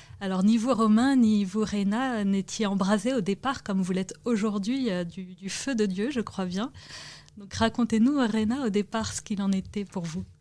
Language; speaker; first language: French; native; French